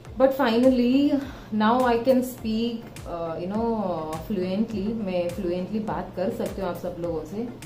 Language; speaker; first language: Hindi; non-native, local second language; Telugu